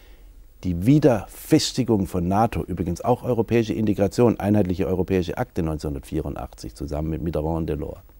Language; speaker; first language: German; native; German